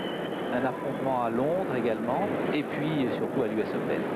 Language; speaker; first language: French; native; French